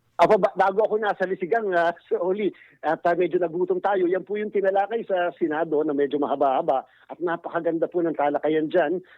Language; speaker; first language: Filipino; native; Filipino